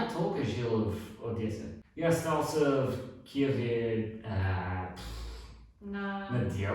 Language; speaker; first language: Russian; non-native, learner; English